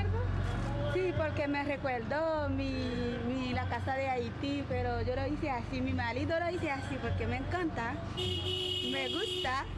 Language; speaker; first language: Spanish; non-native, learner; Haitian Creole